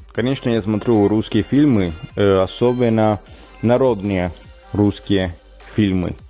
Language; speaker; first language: Russian; non-native, fluent; Italian